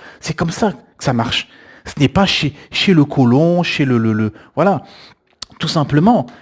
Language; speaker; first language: French; native; French